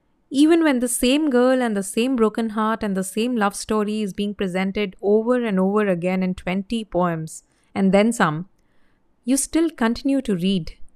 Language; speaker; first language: English; non-native, local second language; Hindi